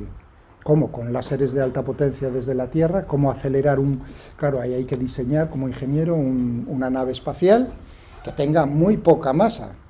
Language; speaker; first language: Spanish; native; Spanish